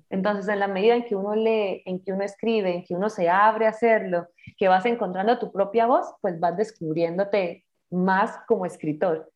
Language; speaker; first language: Spanish; native; Spanish